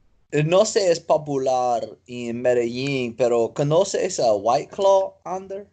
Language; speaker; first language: Spanish; non-native, learner; English